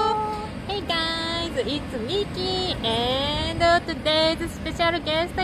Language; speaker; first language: English; non-native, learner; Japanese